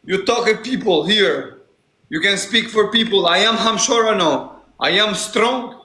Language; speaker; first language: English; non-native, learner; Albanian